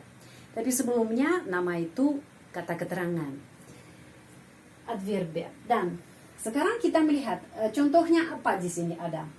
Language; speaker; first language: Indonesian; non-native, fluent; Russian